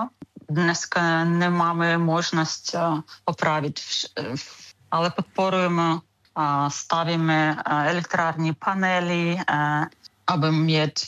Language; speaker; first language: Czech; non-native, learner; Ukrainian